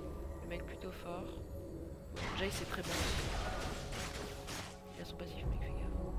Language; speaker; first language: French; native; French